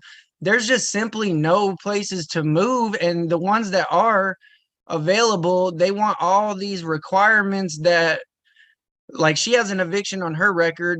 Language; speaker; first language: English; native; English